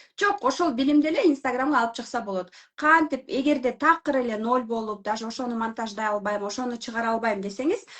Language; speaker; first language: Kyrgyz; non-native, local second language; Russian